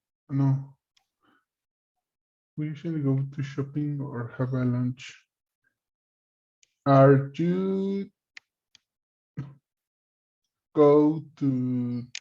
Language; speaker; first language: English; non-native, learner; Spanish